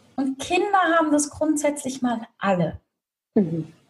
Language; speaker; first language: German; native; German